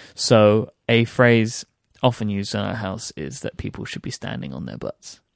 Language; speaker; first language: English; native; English